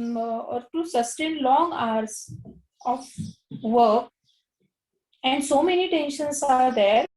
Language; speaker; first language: English; non-native, local second language; Marathi